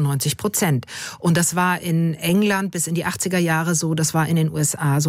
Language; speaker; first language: German; native; German